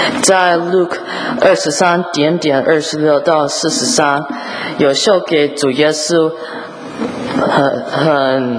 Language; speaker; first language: Chinese; early bilingual, heritage; English